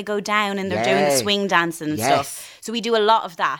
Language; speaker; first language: English; native; English